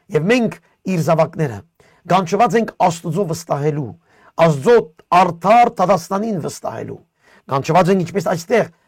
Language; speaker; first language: Armenian; early bilingual, heritage; Armenian